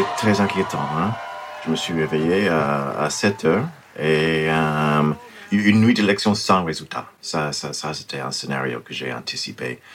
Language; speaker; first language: French; non-native, fluent; English